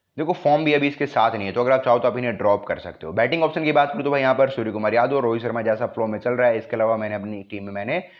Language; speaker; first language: Hindi; native; Hindi